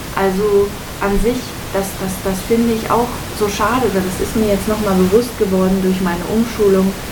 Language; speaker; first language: German; native; German